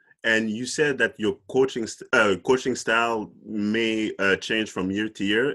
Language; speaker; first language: English; non-native, fluent; French